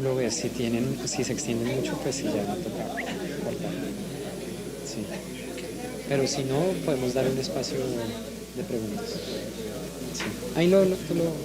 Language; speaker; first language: Spanish; native; Spanish